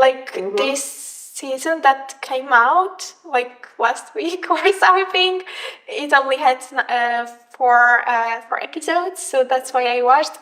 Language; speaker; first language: English; non-native, fluent; Polish